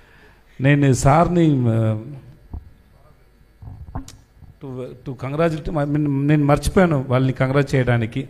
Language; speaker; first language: Telugu; non-native, learner; Tamil